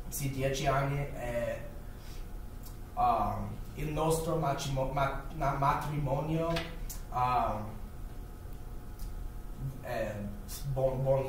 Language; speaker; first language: Italian; non-native, learner; English